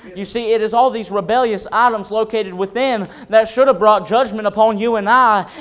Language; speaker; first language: English; native; English